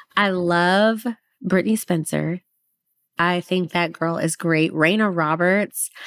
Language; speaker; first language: English; native; English